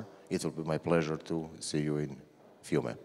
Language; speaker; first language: English; non-native, learner; Croatian